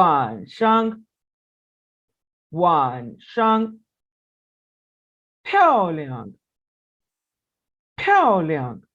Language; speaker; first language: Chinese; non-native, fluent; Urdu